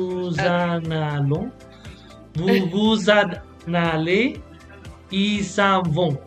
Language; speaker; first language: French; non-native, fluent; Spanish